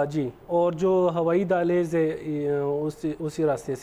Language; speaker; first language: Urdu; non-native, fluent; Pashto